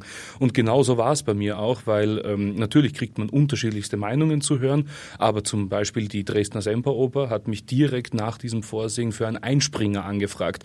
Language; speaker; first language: German; native; German